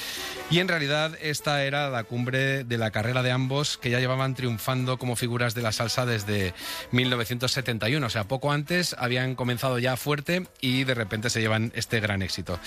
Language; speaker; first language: Spanish; native; Spanish